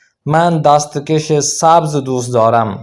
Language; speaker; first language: Persian; non-native, fluent; Urdu